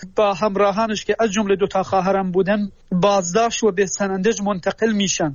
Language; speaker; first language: Persian; non-native, local second language; Kurdish